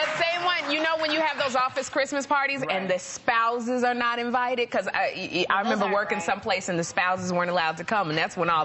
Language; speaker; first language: English; native; English